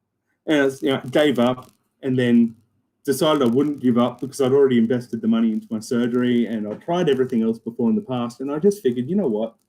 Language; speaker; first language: English; native; English